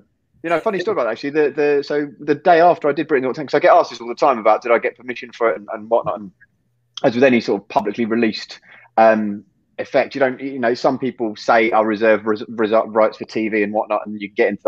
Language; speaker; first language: English; native; English